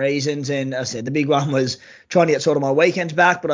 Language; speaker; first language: English; native; English